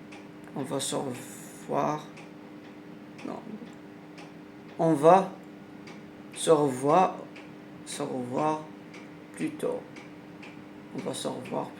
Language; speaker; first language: French; non-native, learner; Arabic